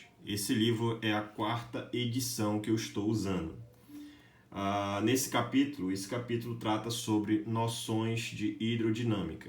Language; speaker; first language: Portuguese; native; Portuguese